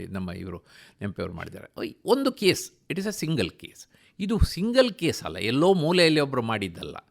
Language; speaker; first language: Kannada; native; Kannada